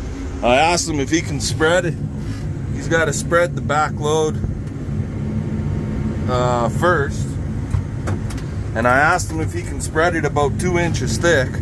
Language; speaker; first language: English; native; English